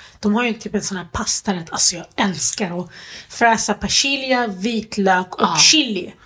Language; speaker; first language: Swedish; early bilingual, other home language; Arabic